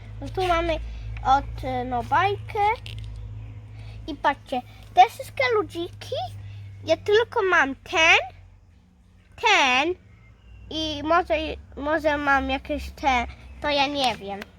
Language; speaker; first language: Polish; early bilingual, heritage; Polish